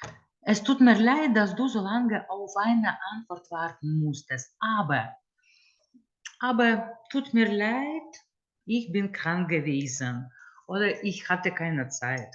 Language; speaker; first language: German; non-native, fluent; Lithuanian